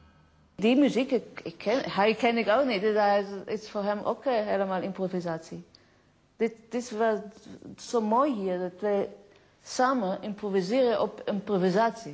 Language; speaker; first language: Dutch; non-native, fluent; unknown